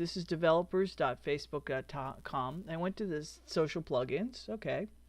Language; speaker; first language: English; native; English